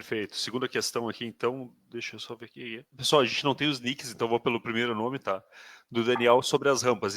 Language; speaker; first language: Portuguese; native; Portuguese